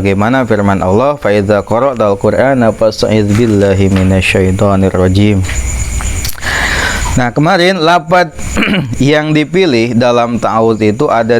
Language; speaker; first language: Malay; non-native, local second language; Sundanese